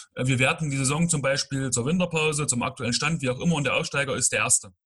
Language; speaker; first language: German; native; German